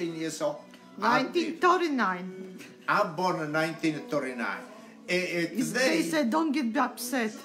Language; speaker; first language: English; non-native, learner; Italian